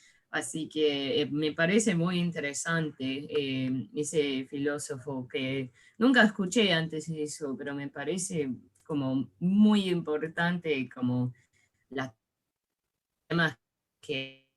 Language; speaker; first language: Spanish; early bilingual, heritage; English